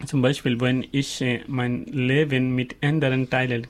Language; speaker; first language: German; non-native, learner; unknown